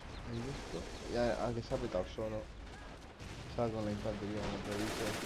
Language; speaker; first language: Spanish; native; Spanish